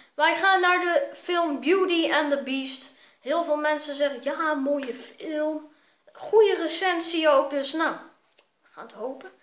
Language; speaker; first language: Dutch; native; Dutch